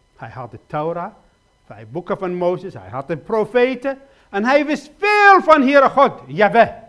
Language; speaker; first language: Dutch; non-native, fluent; Kurdish